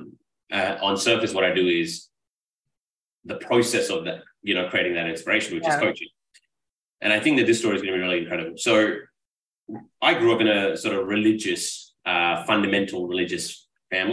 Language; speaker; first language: English; non-native, local second language; Urdu